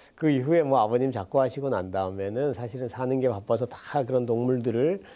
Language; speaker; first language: Korean; native; Korean